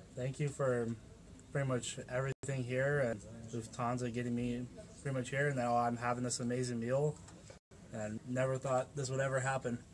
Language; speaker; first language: English; native; English